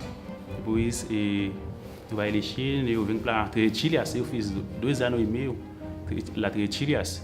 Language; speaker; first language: Portuguese; non-native, learner; Haitian Creole